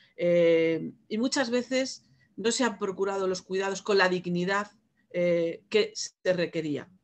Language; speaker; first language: Spanish; native; Spanish